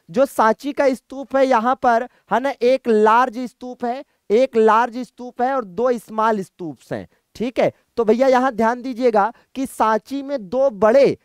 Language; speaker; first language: Hindi; native; Hindi